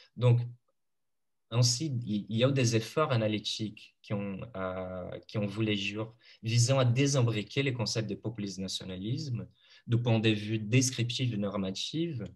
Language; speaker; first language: French; non-native, fluent; Portuguese